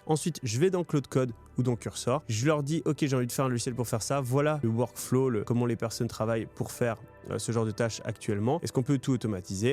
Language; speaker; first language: French; native; French